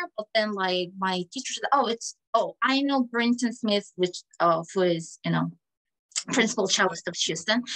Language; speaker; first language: English; non-native, fluent; Korean